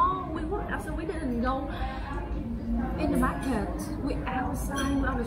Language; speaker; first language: English; non-native, learner; Vietnamese